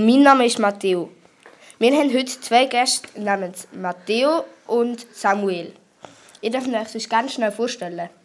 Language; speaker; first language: German; native; German